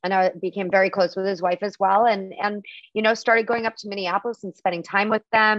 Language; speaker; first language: English; native; English